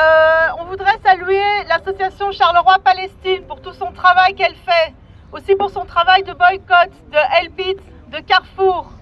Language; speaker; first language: French; native; French